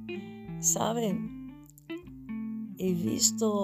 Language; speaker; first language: Spanish; non-native, fluent; English